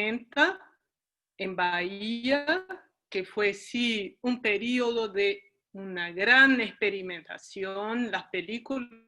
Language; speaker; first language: Spanish; non-native, fluent; Portuguese